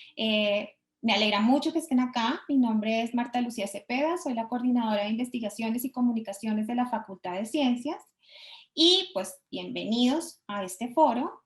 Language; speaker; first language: Spanish; native; Spanish